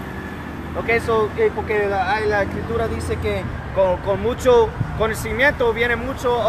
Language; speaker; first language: Spanish; early bilingual, heritage; Spanish